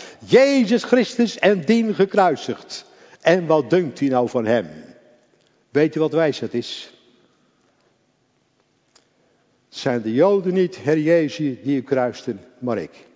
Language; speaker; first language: Dutch; native; Dutch